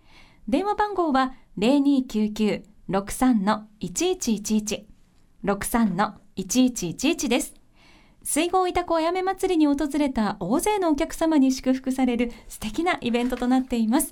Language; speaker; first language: Japanese; native; Japanese